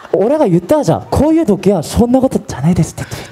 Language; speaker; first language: Japanese; non-native, fluent; Korean